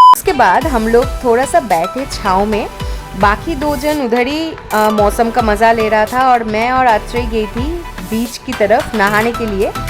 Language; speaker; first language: Hindi; non-native, local second language; Bangla